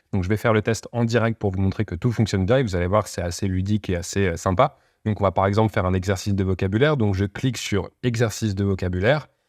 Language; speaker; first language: French; native; French